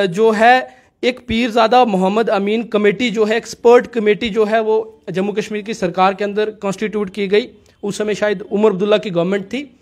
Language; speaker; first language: Hindi; native; Hindi